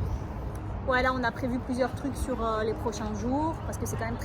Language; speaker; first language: French; native; French